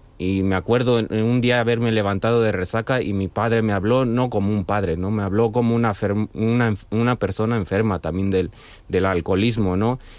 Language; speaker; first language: Spanish; early bilingual, heritage; Spanish